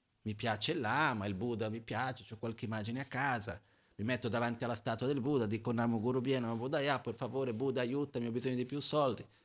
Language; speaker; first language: Italian; non-native, fluent; Portuguese